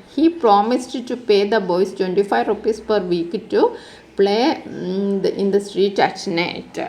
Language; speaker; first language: English; non-native, local second language; Malayalam